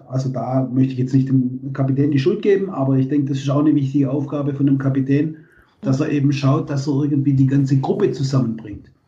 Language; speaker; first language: German; native; German